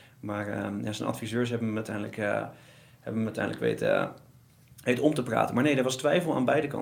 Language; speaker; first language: Dutch; native; Dutch